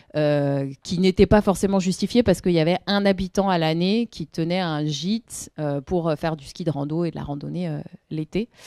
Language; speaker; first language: French; native; French